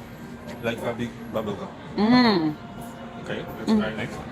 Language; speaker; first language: English; non-native, learner; Polish